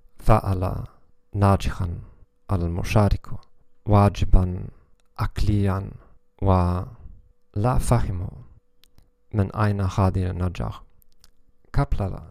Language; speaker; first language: Arabic; non-native, learner; German